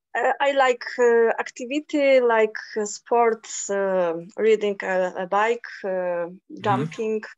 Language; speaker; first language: English; non-native, learner; Polish